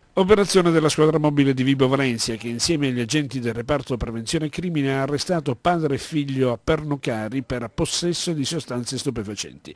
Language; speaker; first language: Italian; native; Italian